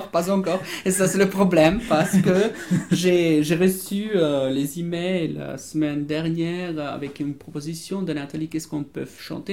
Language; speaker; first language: French; non-native, fluent; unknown